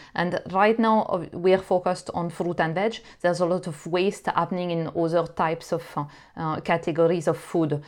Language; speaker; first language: English; non-native, fluent; French